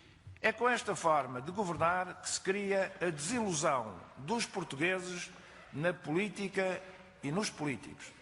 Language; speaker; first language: Portuguese; native; Portuguese